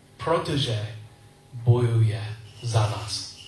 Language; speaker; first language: Czech; non-native, learner; English